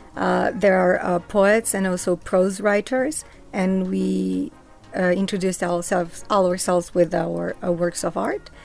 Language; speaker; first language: English; non-native, fluent; Macedonian